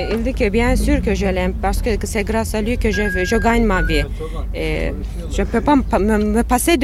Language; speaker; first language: French; non-native, fluent; Turkish